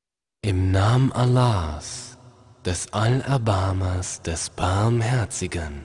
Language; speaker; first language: German; native; German